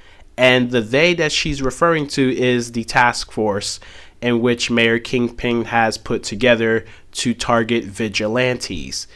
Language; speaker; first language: English; native; English